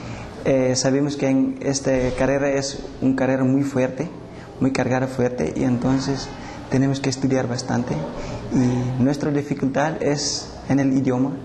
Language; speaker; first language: Spanish; non-native, learner; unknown